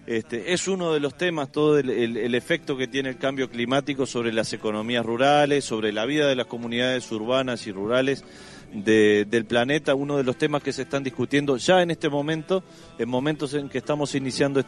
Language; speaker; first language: Spanish; native; Spanish